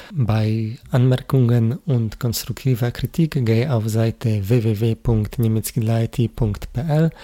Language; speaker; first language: German; non-native, learner; Polish